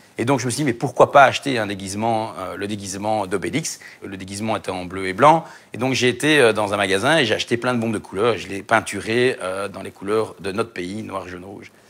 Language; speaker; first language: French; native; French